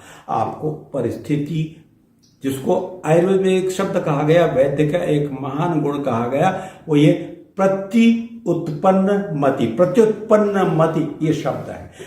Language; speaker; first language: Hindi; native; Hindi